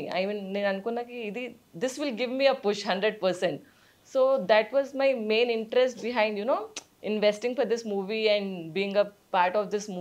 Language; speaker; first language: Telugu; non-native, local second language; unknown